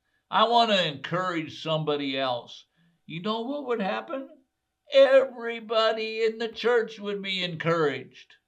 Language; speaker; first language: English; native; English